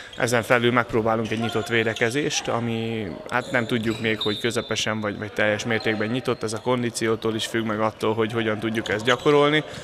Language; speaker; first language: Hungarian; native; Hungarian